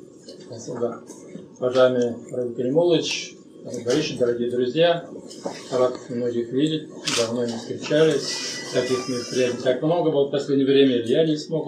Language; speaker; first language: Russian; native; Russian